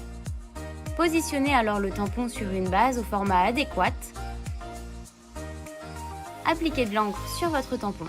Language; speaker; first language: French; native; French